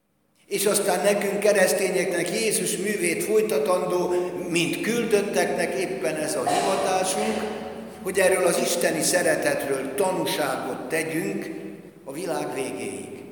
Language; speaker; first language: Hungarian; native; Hungarian